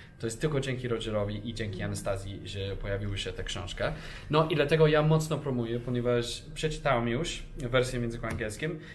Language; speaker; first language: Polish; non-native, fluent; English